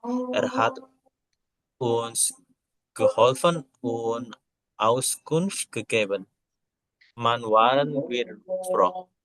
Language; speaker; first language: German; non-native, learner; Indonesian